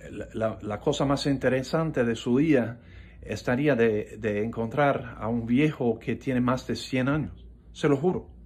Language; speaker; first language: Spanish; non-native, fluent; English